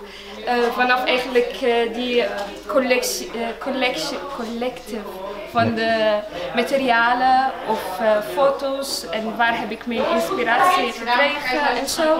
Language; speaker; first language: Dutch; non-native, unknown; Arabic